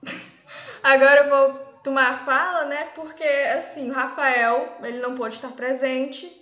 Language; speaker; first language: Portuguese; native; Portuguese